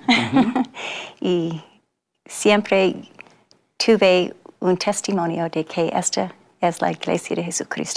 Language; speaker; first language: Spanish; non-native, fluent; English